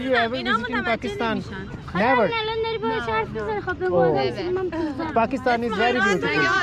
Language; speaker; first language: English; non-native, learner; Urdu